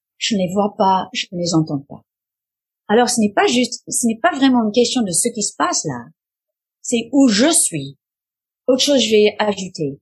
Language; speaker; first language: French; non-native, fluent; English